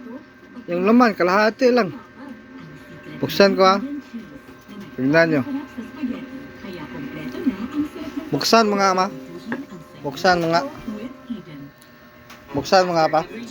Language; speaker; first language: Filipino; non-native, local second language; Cebuano